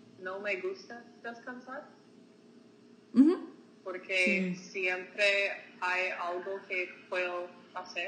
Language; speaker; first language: Spanish; non-native, learner; English